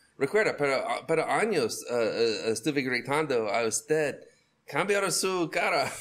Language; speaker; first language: Spanish; non-native, learner; English